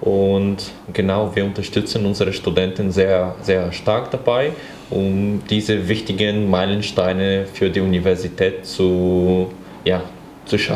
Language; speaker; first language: German; non-native, fluent; Bulgarian